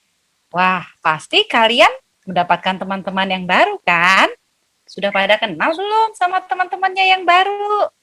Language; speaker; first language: Indonesian; native; Indonesian